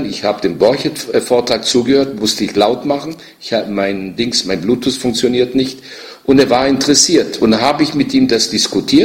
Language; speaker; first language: German; native; German